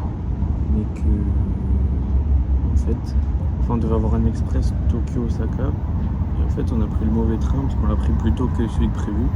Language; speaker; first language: French; native; French